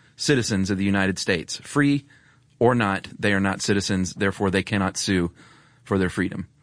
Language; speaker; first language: English; native; English